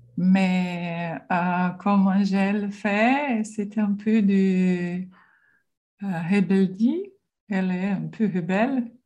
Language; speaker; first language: French; non-native, learner; Portuguese